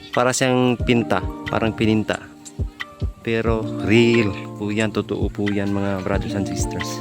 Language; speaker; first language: Filipino; non-native, local second language; Cebuano